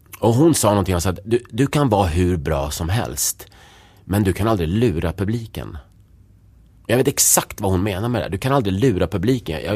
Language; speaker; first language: Swedish; early bilingual, other home language; Czech